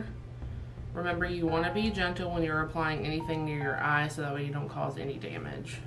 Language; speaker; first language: English; native; English